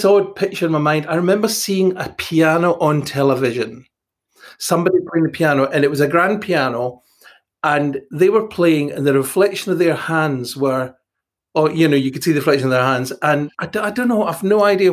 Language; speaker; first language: English; native; English